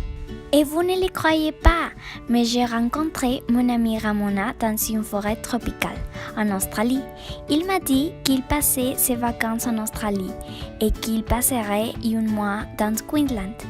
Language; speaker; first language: French; non-native, learner; Spanish